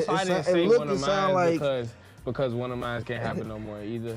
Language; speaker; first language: English; native; English